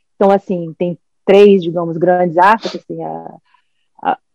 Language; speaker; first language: Portuguese; early bilingual, heritage; English